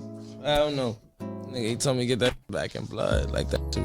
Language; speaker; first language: English; native; English